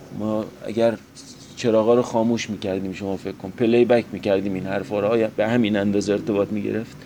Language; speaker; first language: Persian; non-native, local second language; Azerbaijani